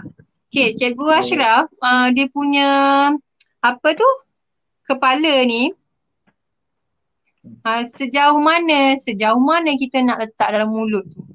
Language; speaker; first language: Malay; native; Malay